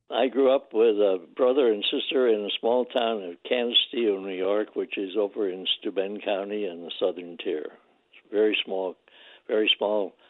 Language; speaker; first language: English; native; English